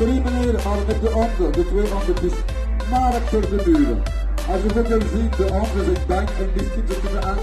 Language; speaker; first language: Dutch; non-native, local second language; French